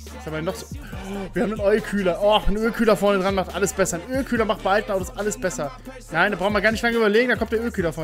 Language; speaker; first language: German; native; German